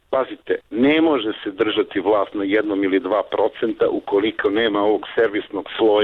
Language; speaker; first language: Serbian; native; Serbian